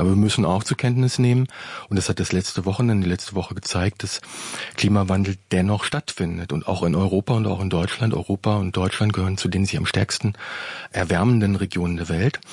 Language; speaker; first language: German; native; German